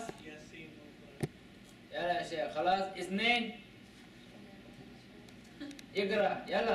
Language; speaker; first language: Arabic; non-native, learner; Chinese